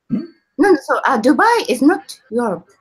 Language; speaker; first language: English; non-native, learner; Japanese